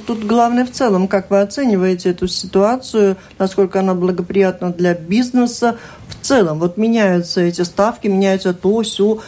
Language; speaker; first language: Russian; native; Russian